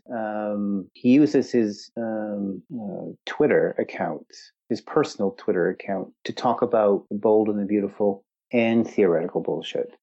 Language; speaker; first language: English; native; English